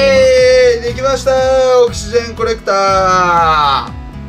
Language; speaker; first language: Japanese; native; Japanese